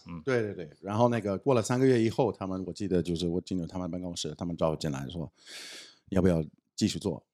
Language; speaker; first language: Chinese; non-native, fluent; English